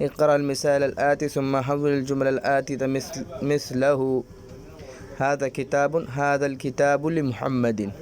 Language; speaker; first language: Arabic; non-native, fluent; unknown